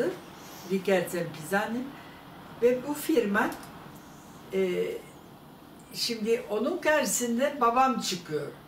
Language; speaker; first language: Turkish; non-native, fluent; German